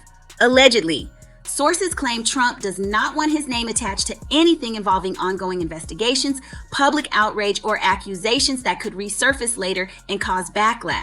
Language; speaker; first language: English; native; English